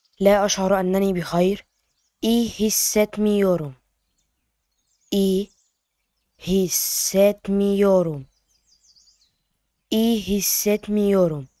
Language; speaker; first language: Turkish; non-native, fluent; Arabic